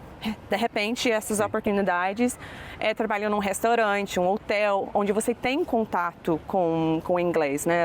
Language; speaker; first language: Portuguese; non-native, fluent; English